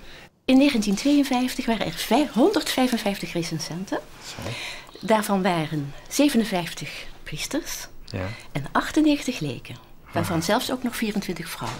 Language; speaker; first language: Dutch; native; Dutch